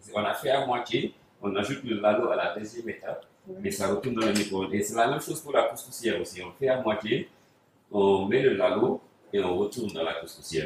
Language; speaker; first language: French; non-native, local second language; Wolof